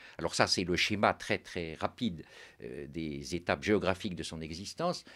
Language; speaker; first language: French; native; French